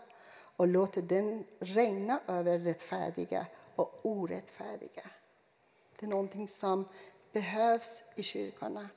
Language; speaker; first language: Swedish; non-native, fluent; Persian